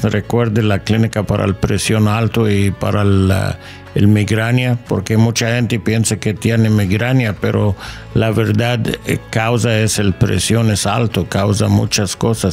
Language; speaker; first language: Spanish; non-native, learner; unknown